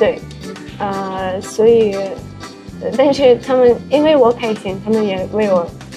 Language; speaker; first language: Chinese; non-native, fluent; Russian